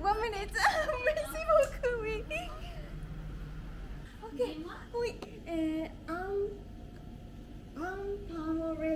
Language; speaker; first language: French; non-native, learner; Japanese